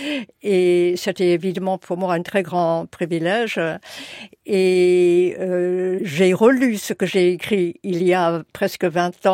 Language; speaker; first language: French; non-native, fluent; English